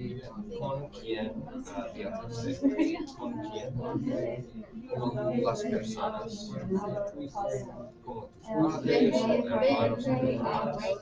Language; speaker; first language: Spanish; non-native, fluent; English